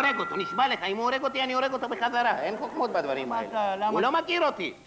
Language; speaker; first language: Hebrew; native; Hebrew